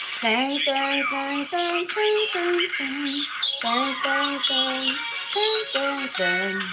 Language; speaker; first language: Filipino; non-native, local second language; Hiligaynon